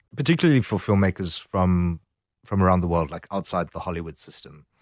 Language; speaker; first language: English; native; English